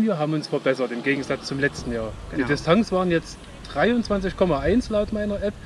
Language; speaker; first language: German; native; German